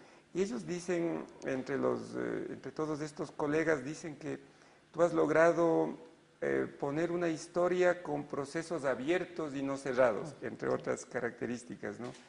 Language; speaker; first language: Spanish; native; Spanish